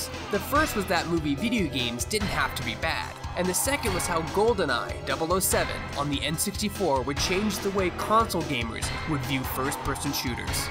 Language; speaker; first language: English; native; English